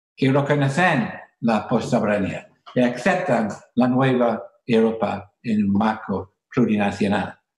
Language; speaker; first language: Spanish; non-native, fluent; English